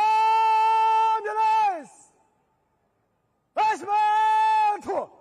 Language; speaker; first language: Swahili; non-native, local second language; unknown